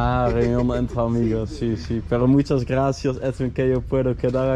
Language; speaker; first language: Spanish; non-native, learner; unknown